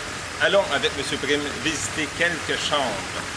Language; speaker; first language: French; native; French